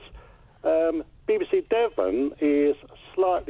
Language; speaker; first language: English; native; English